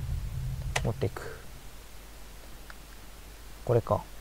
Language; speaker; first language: Japanese; native; Japanese